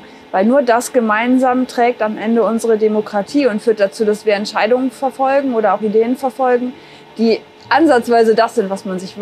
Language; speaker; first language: German; native; German